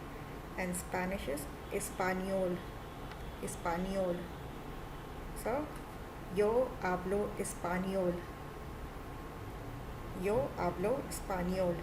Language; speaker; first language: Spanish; non-native, fluent; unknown